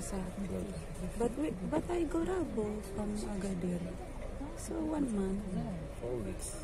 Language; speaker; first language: English; non-native, learner; Indonesian